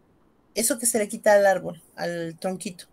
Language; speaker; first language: Spanish; native; Spanish